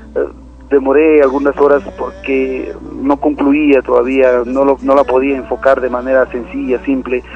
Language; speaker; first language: Spanish; native; Spanish